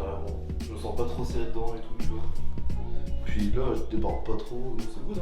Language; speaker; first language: French; native; French